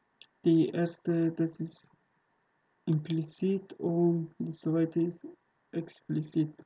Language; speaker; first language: German; non-native, learner; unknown